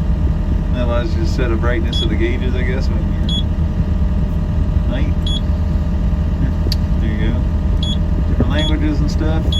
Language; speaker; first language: English; native; English